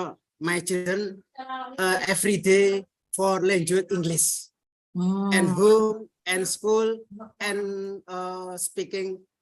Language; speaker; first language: English; non-native, learner; Indonesian